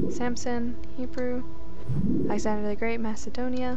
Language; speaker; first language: English; native; English